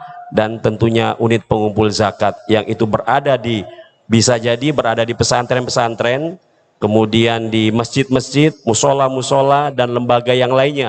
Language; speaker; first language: Indonesian; native; Indonesian